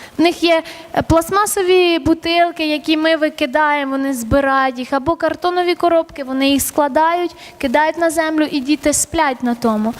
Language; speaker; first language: Ukrainian; early bilingual, other home language; Armenian